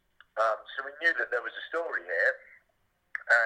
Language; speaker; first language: English; native; English